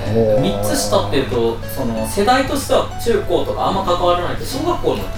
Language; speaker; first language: Japanese; native; Japanese